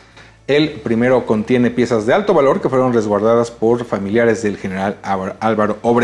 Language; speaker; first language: Spanish; native; Spanish